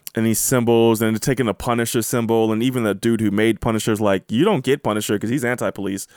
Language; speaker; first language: English; native; English